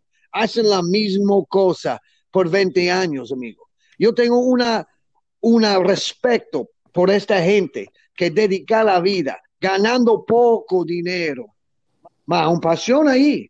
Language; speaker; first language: Spanish; non-native, learner; English